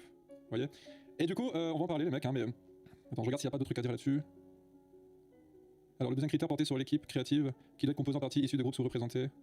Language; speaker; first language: French; native; French